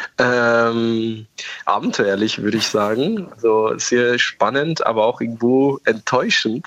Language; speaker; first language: German; non-native, fluent; Persian